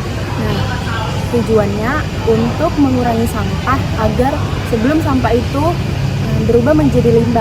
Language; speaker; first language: Indonesian; native; Indonesian